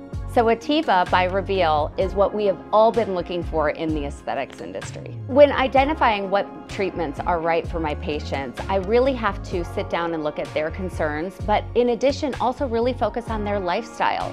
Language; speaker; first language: English; native; English